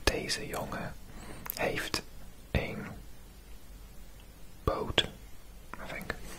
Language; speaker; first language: Dutch; non-native, learner; English